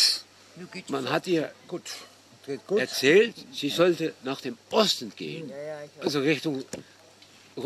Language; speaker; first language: German; non-native, fluent; Dutch